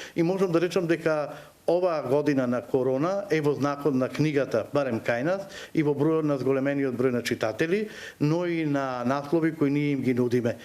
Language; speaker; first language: Macedonian; native; Macedonian